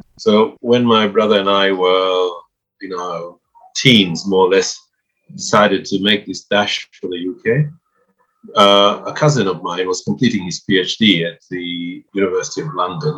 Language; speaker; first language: English; non-native, local second language; Swahili